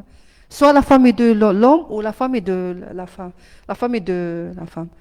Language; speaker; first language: French; non-native, learner; Arabic